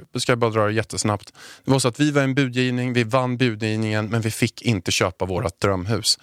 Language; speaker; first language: Swedish; native; Swedish